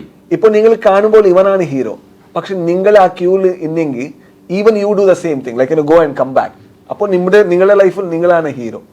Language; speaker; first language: Malayalam; non-native, local second language; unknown